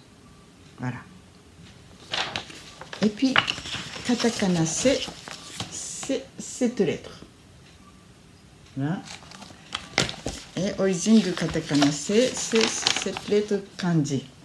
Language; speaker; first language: French; non-native, learner; Japanese